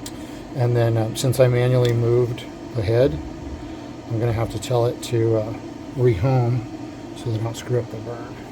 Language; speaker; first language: English; native; English